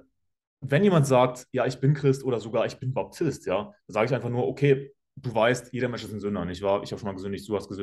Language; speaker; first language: German; native; German